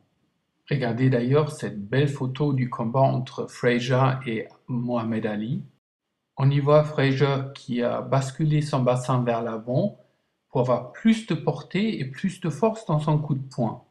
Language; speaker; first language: French; non-native, fluent; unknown